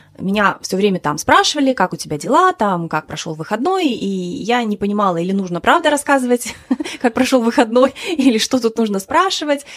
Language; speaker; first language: Russian; native; Russian